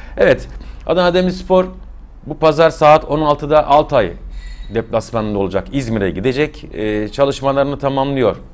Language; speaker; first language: Turkish; native; Turkish